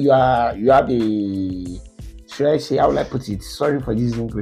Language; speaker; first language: English; non-native, local second language; Yoruba